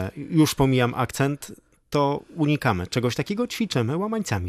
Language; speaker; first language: Polish; native; Polish